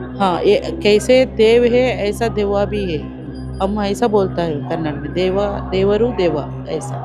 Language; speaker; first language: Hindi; non-native, local second language; Kannada